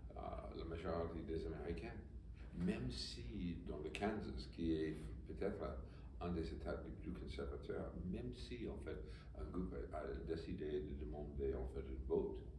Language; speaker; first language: French; non-native, fluent; English